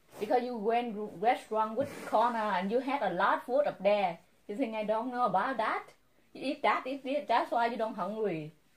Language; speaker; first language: English; non-native, learner; Vietnamese